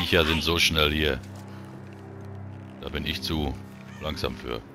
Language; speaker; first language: German; native; German